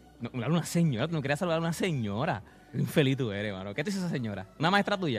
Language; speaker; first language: Spanish; native; Spanish